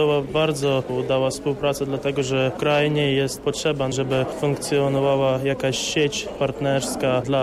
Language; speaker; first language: Polish; non-native, fluent; Ukrainian